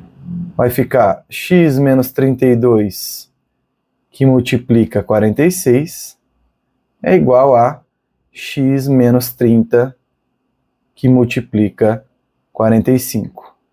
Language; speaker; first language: Portuguese; native; Portuguese